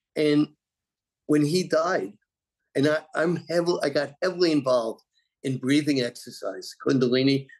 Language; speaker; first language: English; native; English